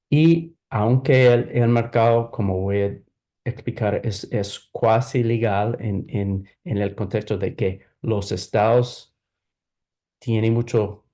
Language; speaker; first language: Spanish; non-native, fluent; English